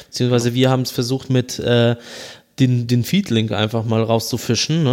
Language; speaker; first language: German; native; German